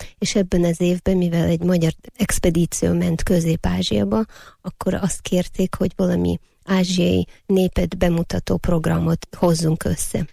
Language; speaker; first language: Hungarian; non-native, fluent; Uyghur